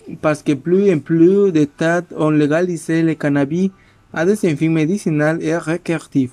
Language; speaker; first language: French; non-native, learner; Spanish